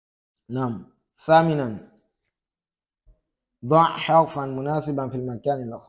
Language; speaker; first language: Arabic; non-native, fluent; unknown